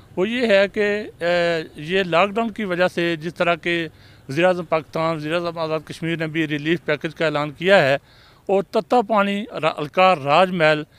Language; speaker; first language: Urdu; non-native, local second language; Pahari-Potwari